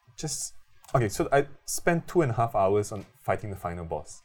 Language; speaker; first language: English; native; English